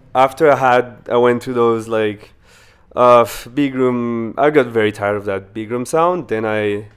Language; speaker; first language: English; non-native, fluent; Spanish